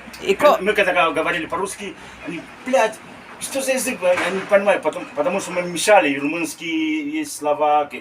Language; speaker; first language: Russian; early bilingual, heritage; Russian